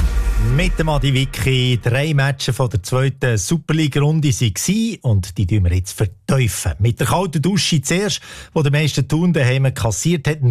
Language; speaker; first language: German; native; German